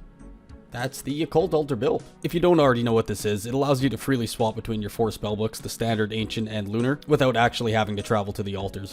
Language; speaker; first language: English; native; English